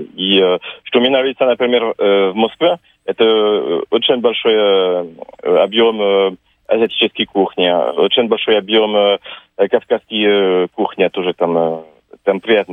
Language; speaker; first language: Russian; non-native, fluent; French